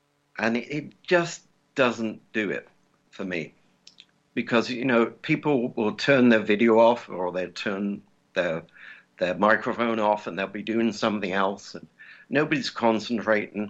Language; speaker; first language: English; native; English